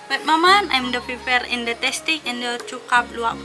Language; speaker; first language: English; non-native, learner; Indonesian